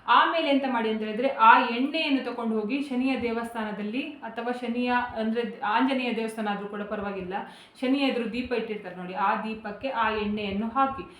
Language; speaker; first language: Kannada; non-native, local second language; Konkani